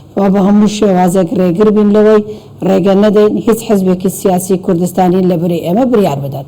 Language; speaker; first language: Central Kurdish; non-native, local second language; Azerbaijani